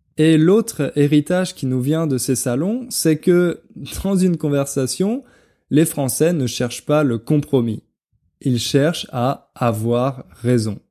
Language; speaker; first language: French; native; French